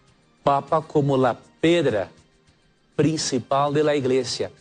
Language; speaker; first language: Spanish; non-native, fluent; Portuguese